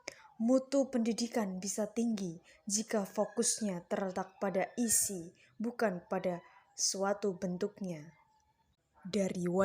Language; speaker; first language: Indonesian; native; Indonesian